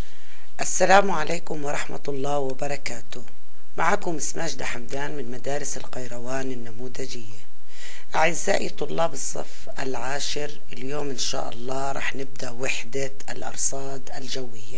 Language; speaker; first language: Arabic; native; Arabic